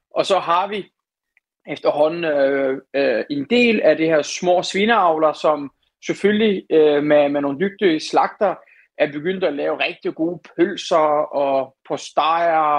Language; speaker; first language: Danish; early bilingual, other home language; Turkish